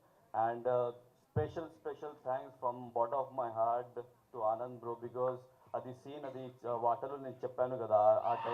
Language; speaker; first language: Telugu; non-native, local second language; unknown